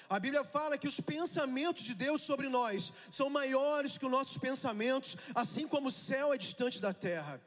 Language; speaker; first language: Portuguese; native; Portuguese